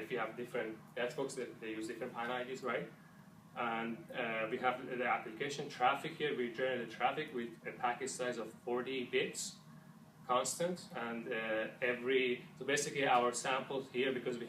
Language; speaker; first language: English; non-native, fluent; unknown